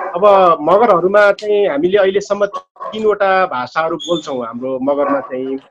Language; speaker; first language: Nepali; non-native, local second language; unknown